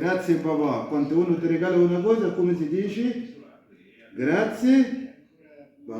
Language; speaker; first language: Italian; non-native, fluent; Arabic